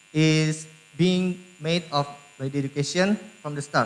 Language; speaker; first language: English; non-native, learner; Indonesian